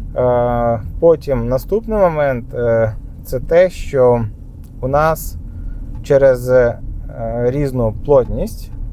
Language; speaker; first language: Ukrainian; non-native, local second language; Russian